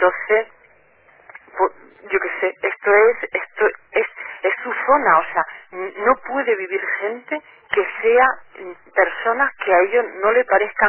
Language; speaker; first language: Spanish; native; Spanish